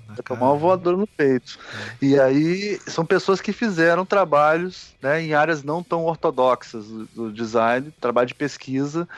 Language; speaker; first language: Portuguese; native; Portuguese